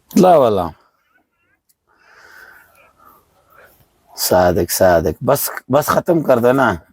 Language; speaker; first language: Arabic; non-native, learner; Urdu